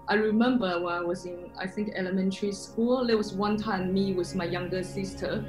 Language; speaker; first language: English; non-native, fluent; Chinese